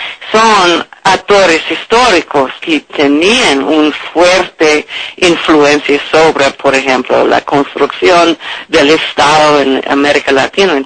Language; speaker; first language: Spanish; non-native, learner; English